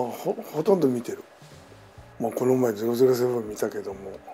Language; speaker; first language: Japanese; native; Japanese